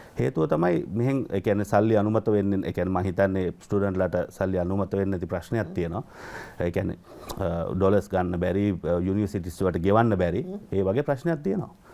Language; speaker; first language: Sinhala; native; Sinhala